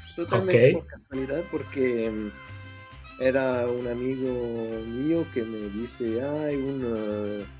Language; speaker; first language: Spanish; non-native, learner; French